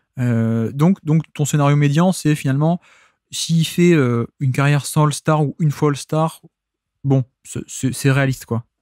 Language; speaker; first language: French; native; French